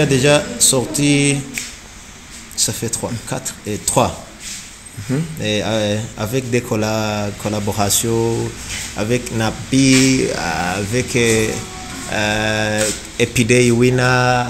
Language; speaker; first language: French; non-native, learner; Rundi